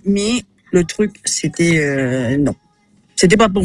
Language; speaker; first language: French; non-native, fluent; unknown